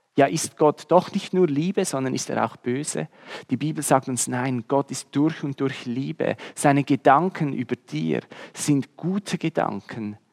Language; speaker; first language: German; native; German